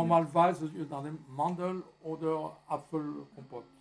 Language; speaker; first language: German; non-native, fluent; French